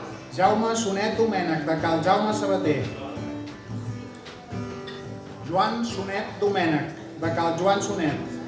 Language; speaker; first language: Catalan; native; Catalan